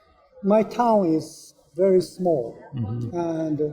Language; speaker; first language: English; non-native, learner; Japanese